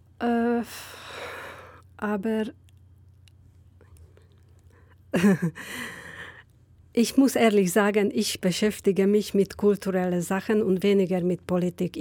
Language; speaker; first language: German; non-native, fluent; Hungarian